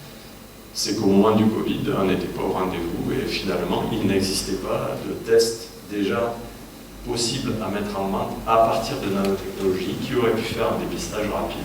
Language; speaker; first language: French; native; French